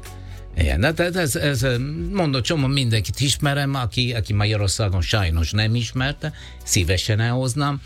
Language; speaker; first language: Hungarian; non-native, learner; Italian